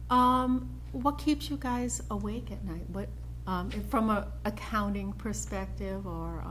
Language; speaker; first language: English; native; English